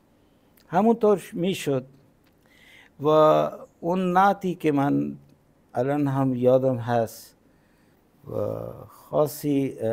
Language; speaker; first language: Persian; non-native, fluent; Punjabi